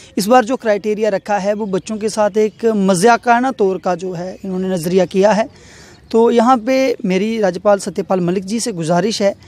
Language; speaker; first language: Hindi; non-native, local second language; Kashmiri